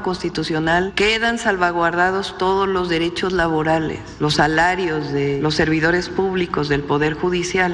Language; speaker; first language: Spanish; native; Spanish